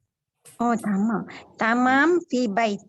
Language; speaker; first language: Arabic; non-native, learner; Malay